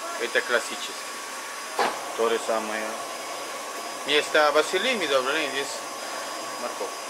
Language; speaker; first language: Russian; non-native, learner; Spanish